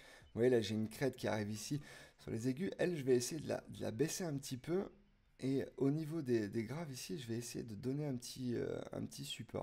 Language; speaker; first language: French; native; French